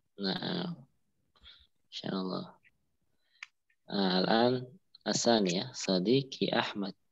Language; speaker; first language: Arabic; non-native, fluent; Indonesian